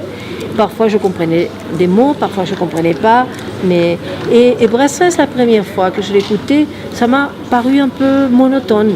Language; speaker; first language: French; non-native, fluent; Spanish